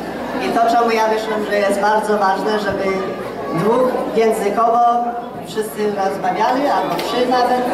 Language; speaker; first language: Polish; early bilingual, heritage; Polish